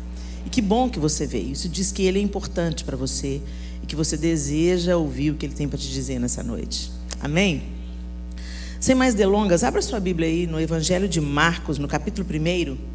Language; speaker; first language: Portuguese; native; Portuguese